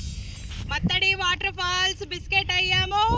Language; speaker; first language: Telugu; native; Telugu